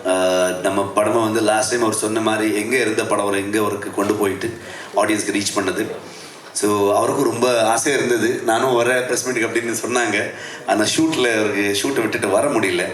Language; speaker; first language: Tamil; non-native, local second language; Kannada